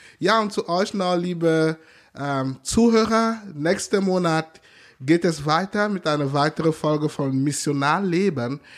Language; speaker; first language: German; non-native, fluent; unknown